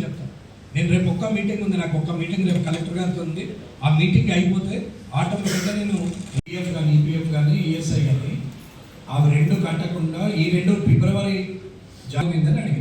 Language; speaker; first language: Telugu; native; Telugu